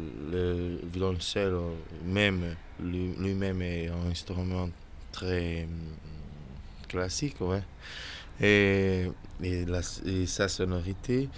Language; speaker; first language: French; non-native, learner; Portuguese